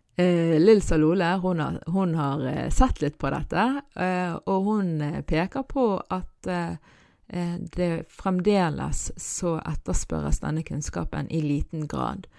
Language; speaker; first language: Norwegian; early bilingual, other home language; Arabic